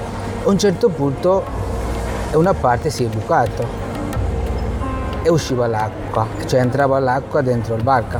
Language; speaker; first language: Italian; non-native, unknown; Bangla